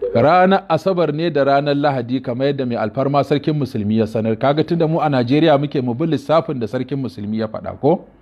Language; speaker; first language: Hausa; native; Hausa